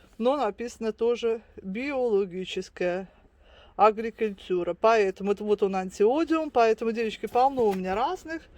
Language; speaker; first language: Russian; native; Russian